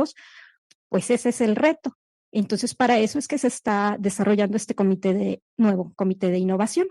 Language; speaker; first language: Spanish; native; Spanish